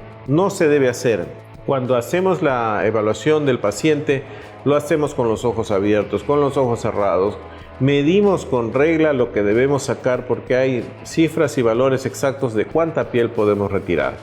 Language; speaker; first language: Spanish; native; Spanish